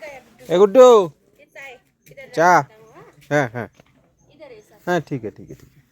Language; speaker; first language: Hindi; non-native, local second language; Bangla